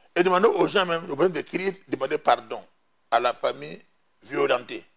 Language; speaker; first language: French; non-native, local second language; Mossi